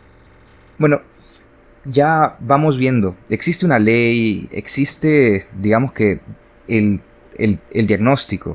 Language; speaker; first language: Spanish; native; Spanish